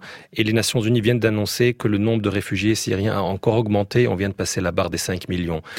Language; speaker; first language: French; native; French